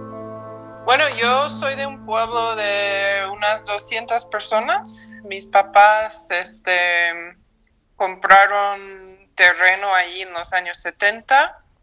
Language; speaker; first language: Spanish; non-native, fluent; English